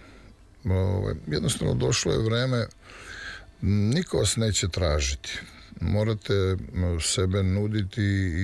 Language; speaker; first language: Serbian; native; Serbian